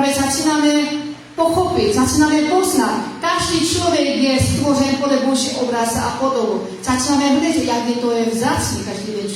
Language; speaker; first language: Czech; non-native, fluent; Korean